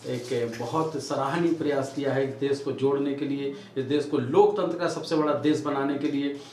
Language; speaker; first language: Hindi; native; Hindi